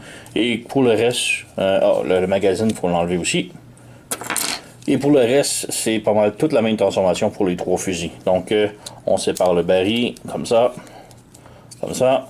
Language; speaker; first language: French; native; French